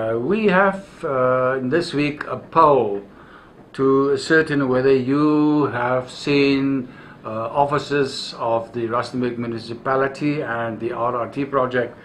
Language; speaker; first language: English; non-native, local second language; Afrikaans